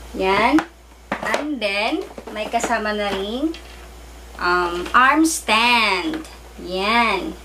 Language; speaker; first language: Filipino; native; Filipino